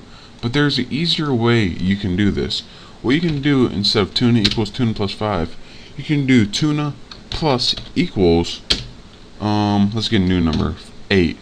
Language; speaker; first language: English; native; English